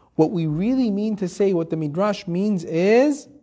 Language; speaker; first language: English; early bilingual, heritage; Persian